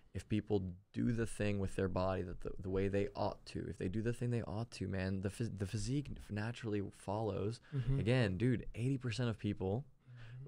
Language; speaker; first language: English; early bilingual, other home language; German